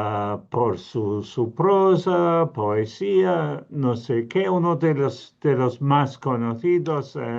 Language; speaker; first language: Spanish; non-native, fluent; English